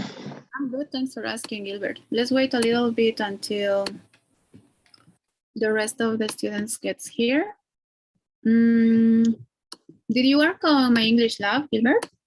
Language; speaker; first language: English; non-native, fluent; Spanish